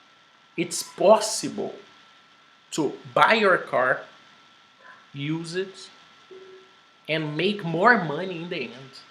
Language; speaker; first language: English; non-native, fluent; Portuguese